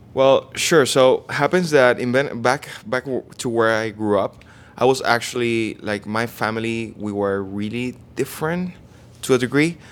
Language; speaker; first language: English; non-native, fluent; Spanish